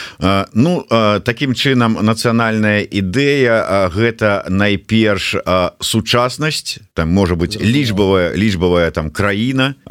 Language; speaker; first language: Belarusian; non-native, local second language; Russian